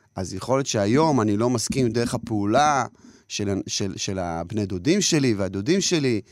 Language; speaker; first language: Hebrew; native; Hebrew